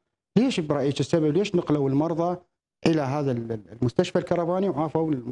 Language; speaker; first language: Arabic; native; Arabic